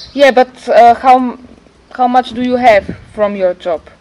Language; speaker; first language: English; non-native, learner; German